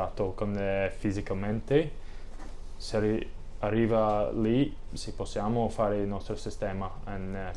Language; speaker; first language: Italian; non-native, learner; English